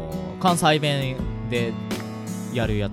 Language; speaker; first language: Japanese; native; Japanese